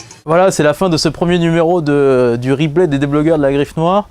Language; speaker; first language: French; native; French